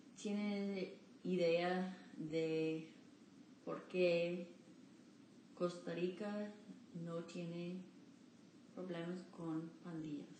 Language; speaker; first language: Spanish; non-native, learner; English